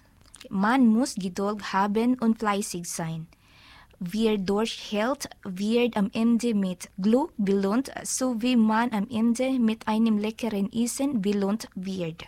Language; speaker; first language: German; non-native, learner; Filipino